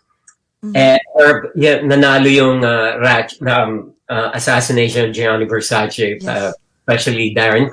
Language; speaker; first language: English; non-native, local second language; Filipino